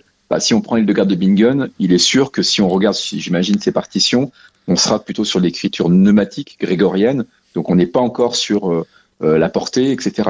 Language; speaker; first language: French; native; French